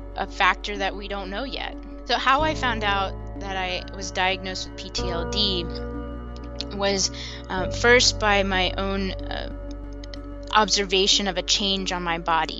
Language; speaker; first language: English; native; English